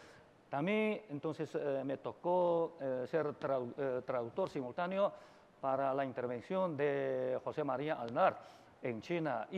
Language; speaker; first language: Spanish; non-native, fluent; Chinese